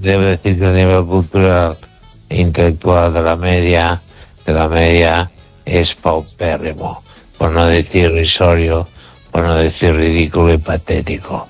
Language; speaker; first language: Spanish; native; Spanish